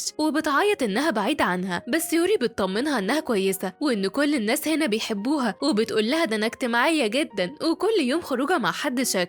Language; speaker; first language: Arabic; native; Arabic